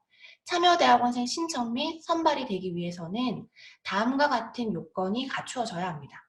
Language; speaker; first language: Korean; native; Korean